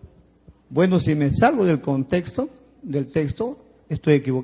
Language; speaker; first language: Spanish; native; Spanish